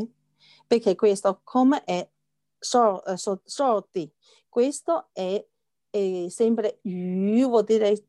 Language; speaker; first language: Italian; non-native, learner; Chinese